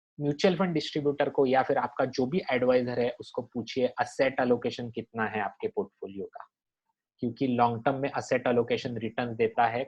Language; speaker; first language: Hindi; non-native, local second language; Marathi